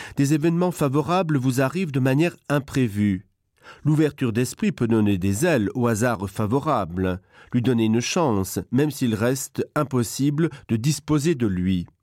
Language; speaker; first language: French; non-native, local second language; Luxembourgish